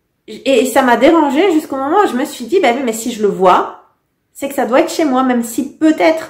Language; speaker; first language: French; native; French